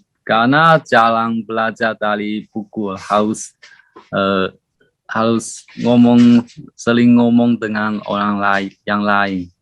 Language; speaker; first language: Indonesian; non-native, learner; Chinese